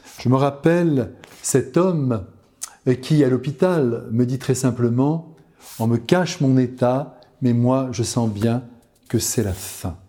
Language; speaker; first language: French; native; French